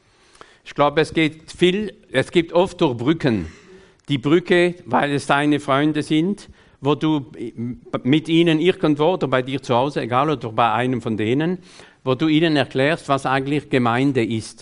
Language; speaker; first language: German; non-native, fluent; French